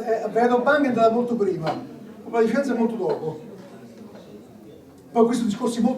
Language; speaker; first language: Italian; native; Italian